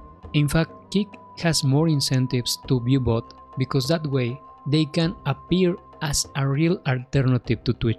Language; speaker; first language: English; non-native, fluent; Spanish